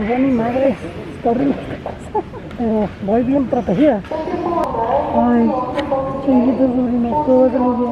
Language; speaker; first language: Spanish; native; Spanish